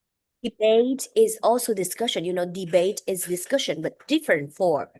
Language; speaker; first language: English; non-native, fluent; Vietnamese